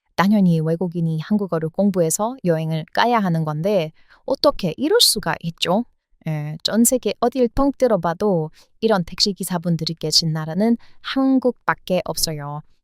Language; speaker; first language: Korean; non-native, fluent; English